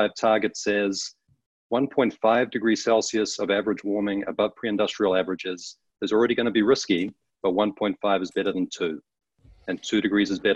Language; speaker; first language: English; native; English